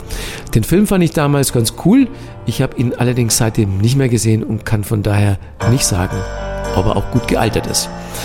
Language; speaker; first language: German; native; German